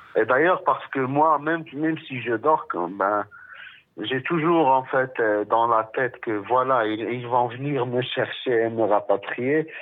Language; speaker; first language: French; non-native, local second language; Arabic